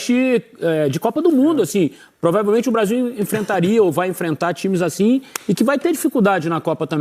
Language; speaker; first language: Portuguese; native; Portuguese